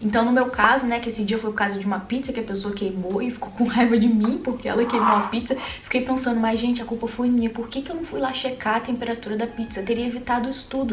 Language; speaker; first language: Portuguese; native; Portuguese